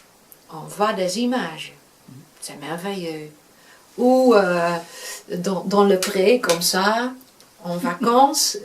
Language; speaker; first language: French; non-native, fluent; Dutch